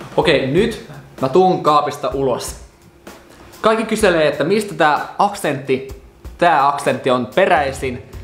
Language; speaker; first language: Finnish; non-native, fluent; Russian